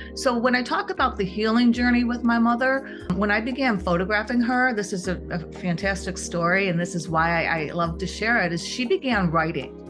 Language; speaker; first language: English; native; English